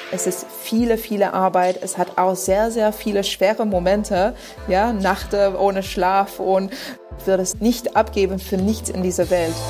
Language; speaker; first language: German; non-native, fluent; French